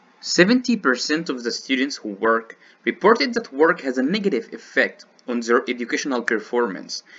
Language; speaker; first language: English; non-native, fluent; Arabic